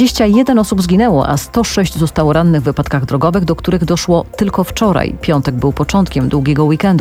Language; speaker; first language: Polish; native; Polish